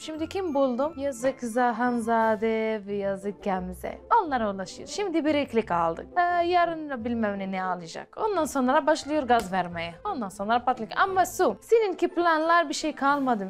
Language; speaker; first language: Turkish; non-native, learner; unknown